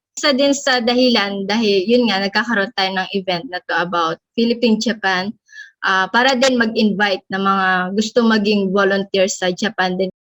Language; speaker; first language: Filipino; native; Filipino